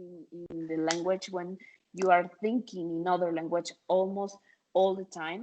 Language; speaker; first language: English; non-native, fluent; Spanish